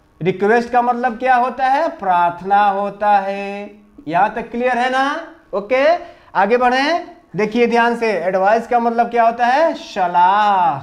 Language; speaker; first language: Hindi; native; Hindi